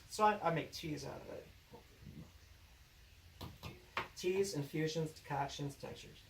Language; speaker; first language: English; native; English